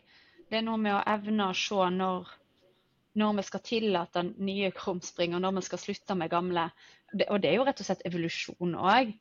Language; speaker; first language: Norwegian; native; Norwegian